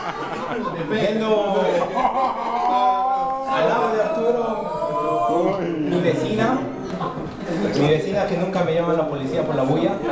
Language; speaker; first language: Spanish; early bilingual, heritage; Spanish